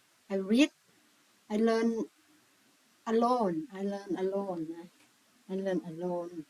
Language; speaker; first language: English; non-native, learner; Thai